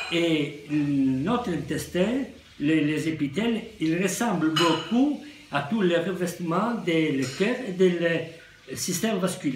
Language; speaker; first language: French; non-native, fluent; Italian